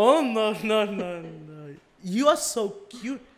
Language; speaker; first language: English; non-native, learner; Indonesian